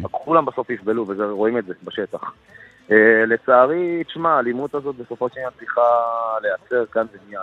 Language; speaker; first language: Hebrew; non-native, local second language; Arabic